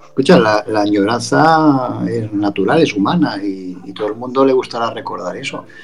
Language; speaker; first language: Spanish; native; Spanish